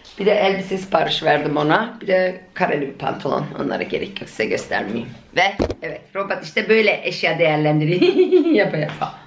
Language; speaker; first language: Turkish; early bilingual, heritage; Turkish